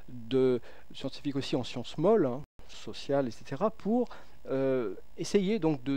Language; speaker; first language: French; native; French